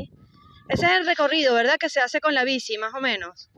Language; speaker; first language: Spanish; native; Spanish